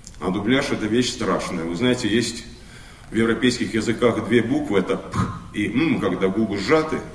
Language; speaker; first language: Russian; non-native, local second language; Estonian